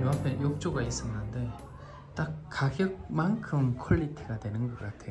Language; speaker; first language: Korean; native; Korean